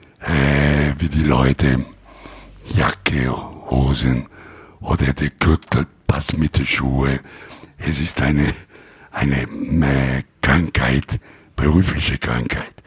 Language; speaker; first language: German; non-native, learner; Italian